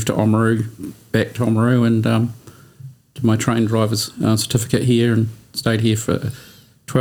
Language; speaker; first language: English; native; English